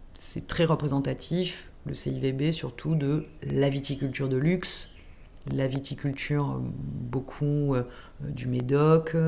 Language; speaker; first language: French; native; French